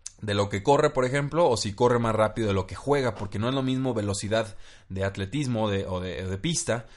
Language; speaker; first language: Spanish; native; Spanish